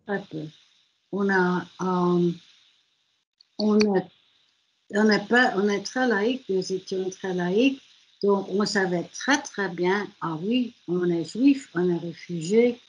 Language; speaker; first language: French; non-native, fluent; German